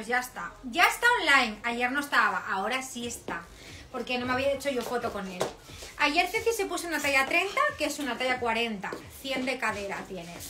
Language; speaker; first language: Spanish; native; Spanish